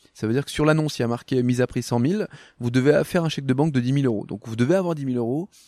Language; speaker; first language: French; native; French